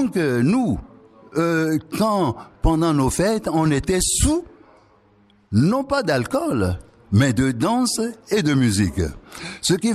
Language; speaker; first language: French; non-native, local second language; Ewe